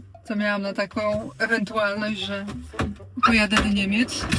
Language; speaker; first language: Polish; native; Polish